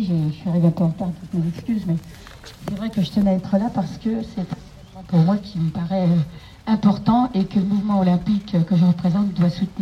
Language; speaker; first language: French; native; French